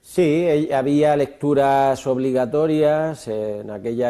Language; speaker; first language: Spanish; native; Spanish